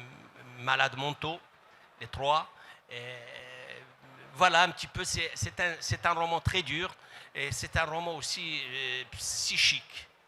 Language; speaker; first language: French; non-native, local second language; Arabic